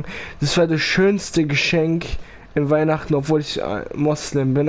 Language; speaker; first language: German; early bilingual, other home language; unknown